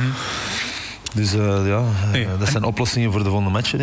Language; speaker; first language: Dutch; native; Dutch